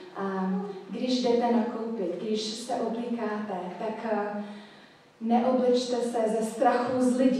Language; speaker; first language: Czech; non-native, fluent; English